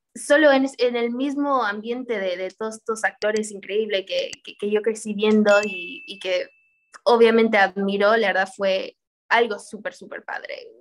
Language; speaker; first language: Spanish; early bilingual, heritage; Spanish